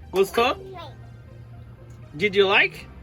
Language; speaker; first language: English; non-native, learner; Portuguese